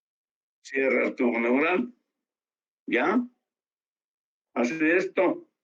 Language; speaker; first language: Spanish; native; Spanish